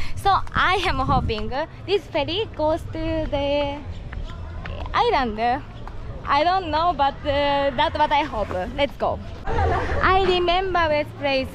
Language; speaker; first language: English; non-native, fluent; Japanese